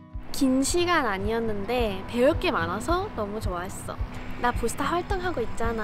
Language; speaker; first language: Korean; non-native, learner; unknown